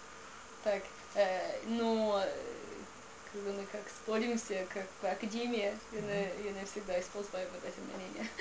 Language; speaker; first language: Russian; non-native, learner; English